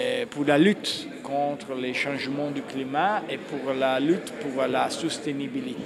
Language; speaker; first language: French; non-native, fluent; Italian